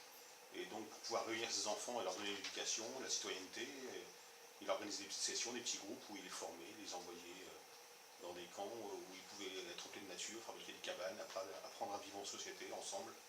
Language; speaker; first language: French; native; French